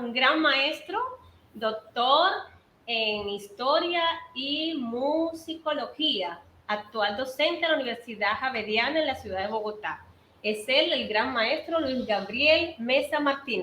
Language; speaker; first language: Spanish; native; Spanish